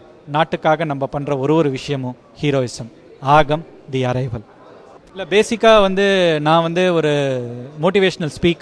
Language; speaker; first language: Tamil; native; Tamil